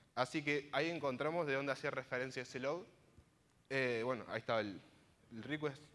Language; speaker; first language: Spanish; native; Spanish